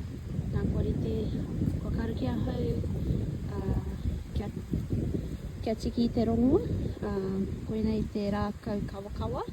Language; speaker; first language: Māori; non-native, local second language; English